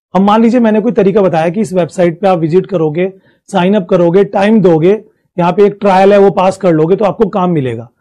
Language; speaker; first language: Hindi; native; Hindi